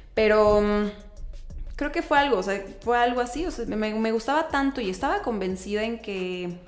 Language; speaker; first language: Spanish; native; Spanish